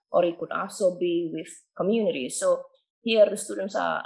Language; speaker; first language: English; non-native, fluent; Indonesian